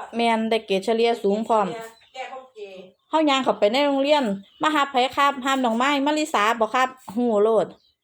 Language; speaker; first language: Thai; native; Thai